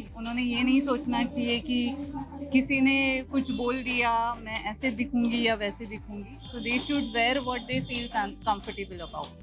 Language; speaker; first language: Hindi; non-native, local second language; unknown